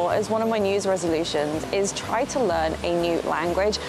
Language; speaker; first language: English; native; English